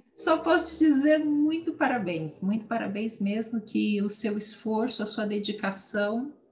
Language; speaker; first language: Portuguese; native; Portuguese